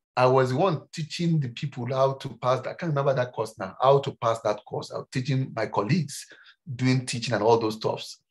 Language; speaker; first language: English; non-native, local second language; Yoruba